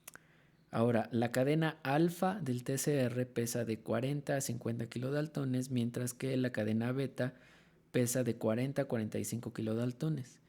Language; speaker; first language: Spanish; native; Spanish